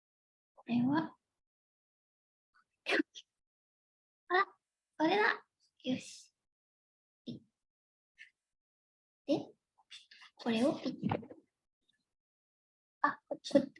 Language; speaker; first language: Japanese; native; Japanese